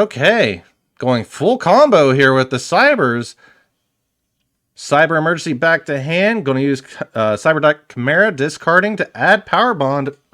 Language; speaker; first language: English; native; English